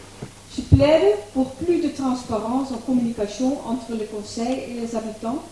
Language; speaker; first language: French; non-native, fluent; Dutch